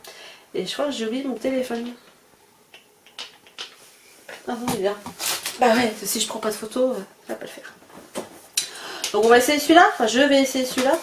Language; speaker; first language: French; native; French